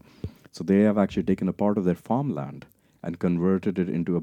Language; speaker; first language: English; non-native, local second language; Punjabi